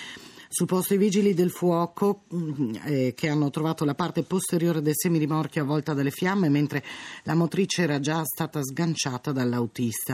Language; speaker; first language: Italian; native; Italian